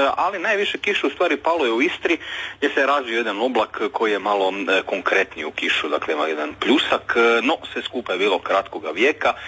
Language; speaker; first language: Croatian; native; Croatian